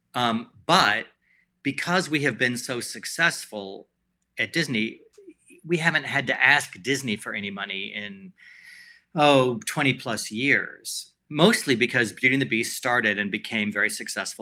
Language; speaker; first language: English; native; English